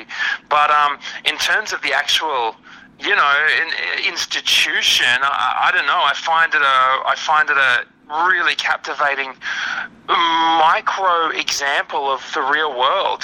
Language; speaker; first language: English; native; English